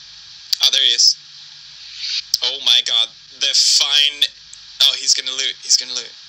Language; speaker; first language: English; native; English